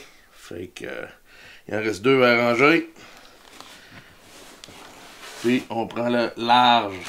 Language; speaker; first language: French; native; French